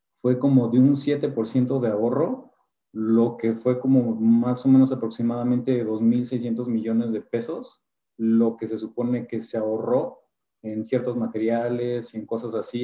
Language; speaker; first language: Spanish; native; Spanish